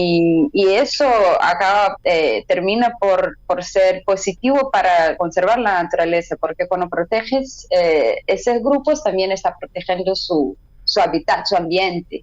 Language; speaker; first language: Spanish; non-native, fluent; Portuguese